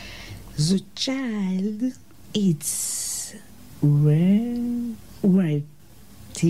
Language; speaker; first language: English; non-native, learner; French